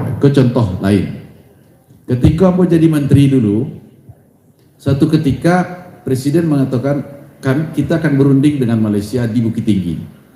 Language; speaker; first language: Indonesian; non-native, local second language; Minangkabau